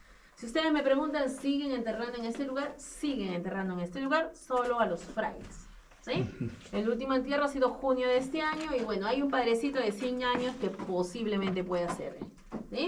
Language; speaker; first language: Spanish; native; Spanish